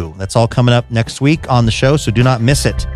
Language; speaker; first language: English; native; English